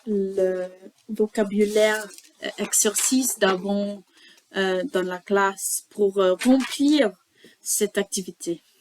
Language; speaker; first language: French; non-native, learner; English